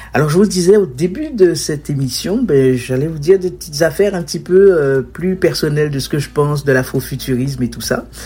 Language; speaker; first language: French; native; French